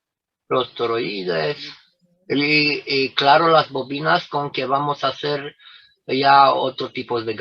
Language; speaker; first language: Spanish; non-native, fluent; Romanian